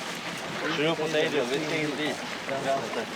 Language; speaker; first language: Swedish; native; Swedish